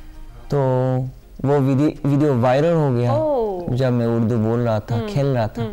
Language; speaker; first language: Hindi; non-native, learner; Korean